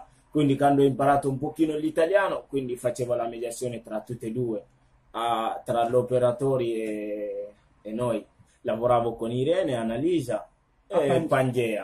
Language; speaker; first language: Italian; non-native, local second language; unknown